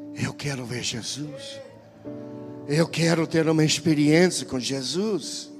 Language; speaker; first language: Portuguese; non-native, fluent; English